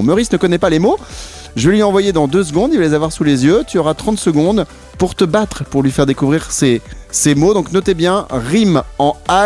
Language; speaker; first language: French; native; French